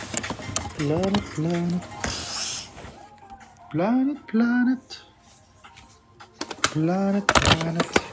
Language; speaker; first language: French; native; French